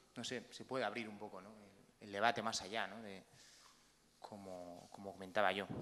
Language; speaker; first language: Spanish; native; Spanish